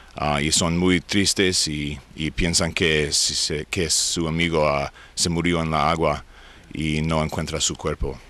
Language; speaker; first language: Spanish; non-native, learner; English